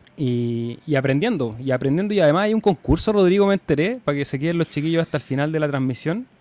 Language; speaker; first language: Spanish; native; Spanish